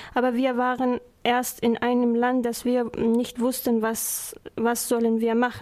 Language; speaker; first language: German; non-native, learner; Persian